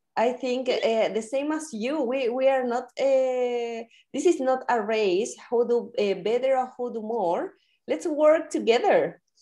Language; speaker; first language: English; non-native, fluent; Spanish